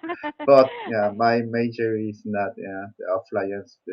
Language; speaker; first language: English; non-native, learner; Korean